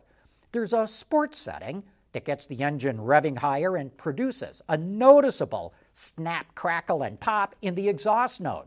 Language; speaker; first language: English; native; English